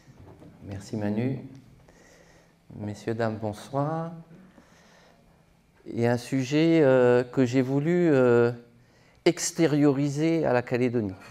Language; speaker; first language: French; native; French